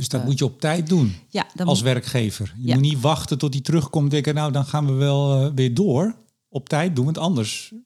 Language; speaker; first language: Dutch; native; Dutch